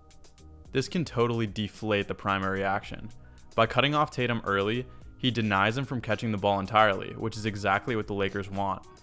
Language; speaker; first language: English; native; English